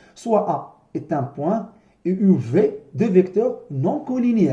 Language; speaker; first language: French; non-native, local second language; Arabic